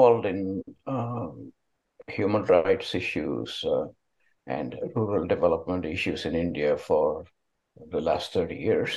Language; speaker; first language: English; non-native, local second language; Kannada